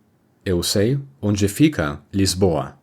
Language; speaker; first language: Portuguese; non-native, learner; English